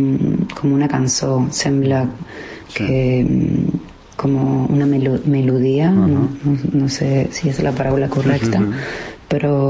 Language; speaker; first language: Catalan; non-native, fluent; Spanish